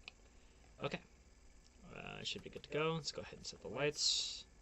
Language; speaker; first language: English; native; English